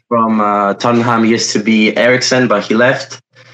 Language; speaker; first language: English; non-native, fluent; Polish